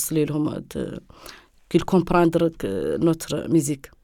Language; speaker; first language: French; non-native, local second language; Arabic